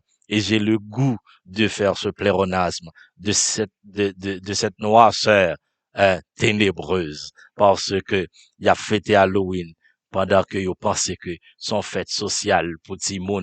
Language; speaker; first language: French; non-native, local second language; Haitian Creole